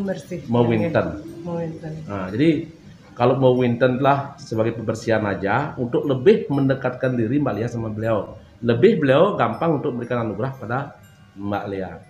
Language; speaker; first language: Indonesian; non-native, local second language; Balinese